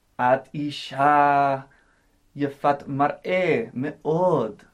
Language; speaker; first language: Hebrew; non-native, learner; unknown